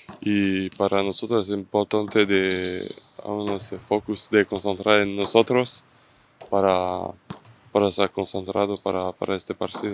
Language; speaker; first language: Spanish; non-native, learner; French